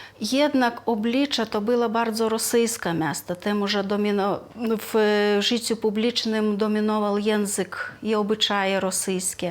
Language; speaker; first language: Polish; non-native, fluent; Lithuanian